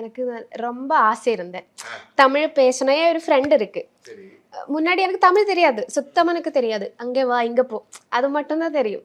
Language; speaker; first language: Tamil; non-native, learner; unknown